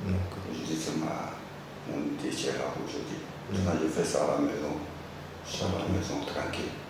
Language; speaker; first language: French; non-native, local second language; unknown